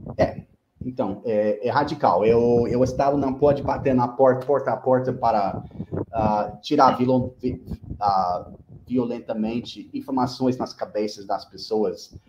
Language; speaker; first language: Portuguese; non-native, fluent; English